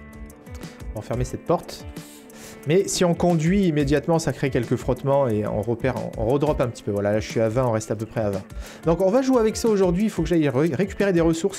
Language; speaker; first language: French; native; French